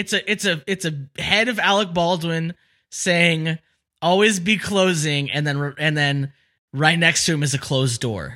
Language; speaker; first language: English; native; English